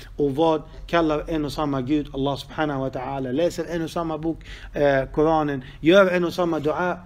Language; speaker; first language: Swedish; non-native, fluent; Arabic